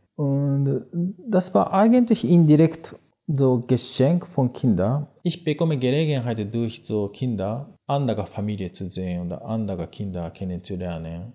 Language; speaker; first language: German; non-native, learner; Japanese